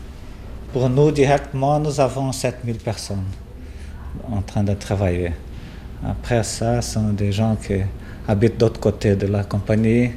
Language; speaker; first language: French; non-native, fluent; Portuguese